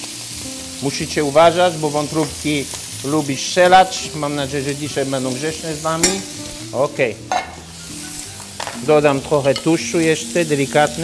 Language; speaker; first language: Polish; non-native, learner; French